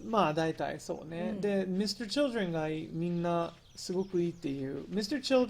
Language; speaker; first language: Japanese; non-native, fluent; English